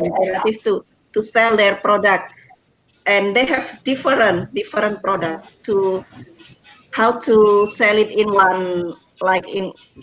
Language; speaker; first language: English; non-native, learner; Indonesian